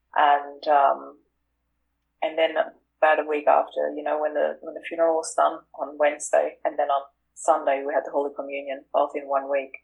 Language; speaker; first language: English; non-native, fluent; German